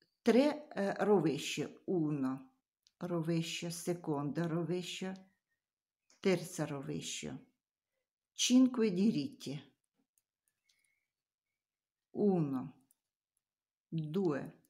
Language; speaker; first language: Italian; non-native, learner; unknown